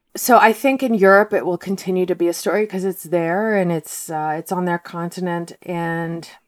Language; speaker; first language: English; early bilingual, heritage; Russian